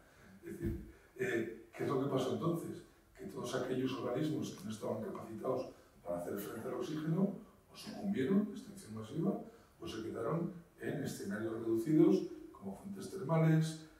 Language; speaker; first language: Spanish; native; Spanish